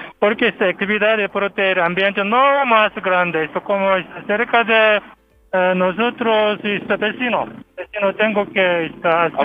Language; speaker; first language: Spanish; non-native, learner; Korean